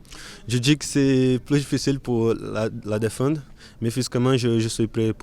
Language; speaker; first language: French; non-native, learner; Portuguese